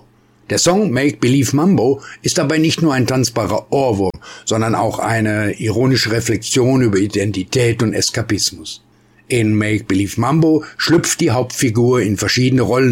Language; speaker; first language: German; native; German